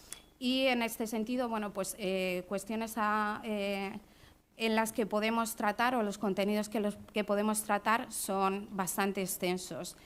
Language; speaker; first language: Spanish; native; Spanish